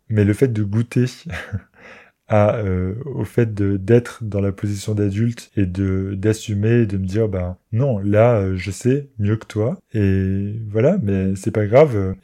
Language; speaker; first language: French; native; French